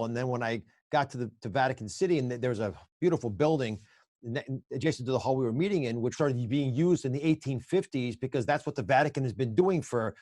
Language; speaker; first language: English; native; English